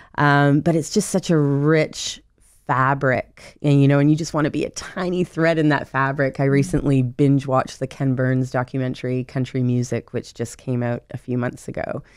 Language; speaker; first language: English; native; English